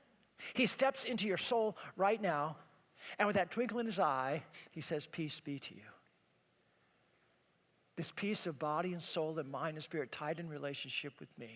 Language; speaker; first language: English; native; English